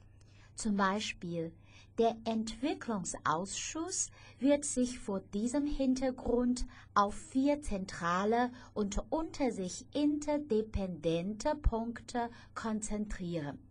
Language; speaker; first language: German; non-native, fluent; Chinese